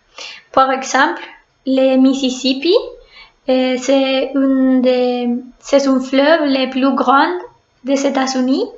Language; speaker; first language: French; non-native, fluent; Spanish